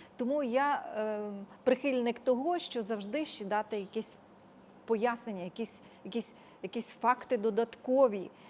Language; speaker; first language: Ukrainian; native; Ukrainian